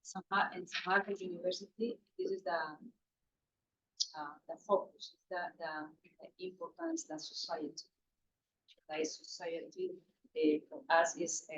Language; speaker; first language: English; non-native, local second language; Spanish